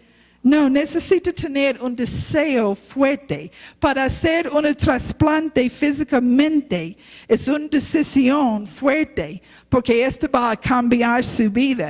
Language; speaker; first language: Spanish; non-native, learner; English